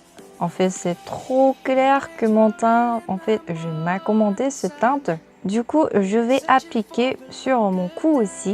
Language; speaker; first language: French; non-native, learner; Korean